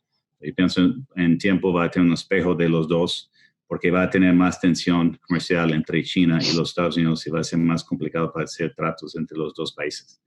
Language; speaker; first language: Spanish; non-native, fluent; English